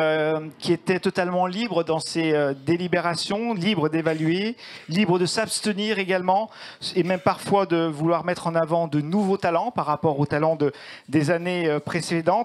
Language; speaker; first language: French; native; French